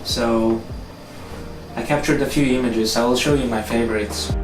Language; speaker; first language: English; non-native, fluent; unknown